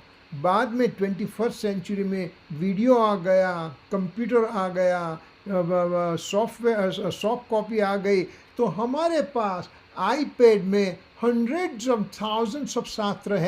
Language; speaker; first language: Hindi; non-native, local second language; Gujarati